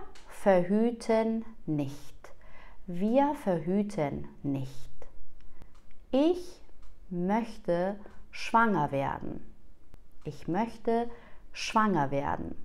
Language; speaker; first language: German; non-native, fluent; Persian